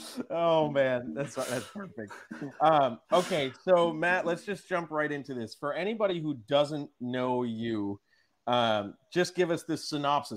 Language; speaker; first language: English; native; English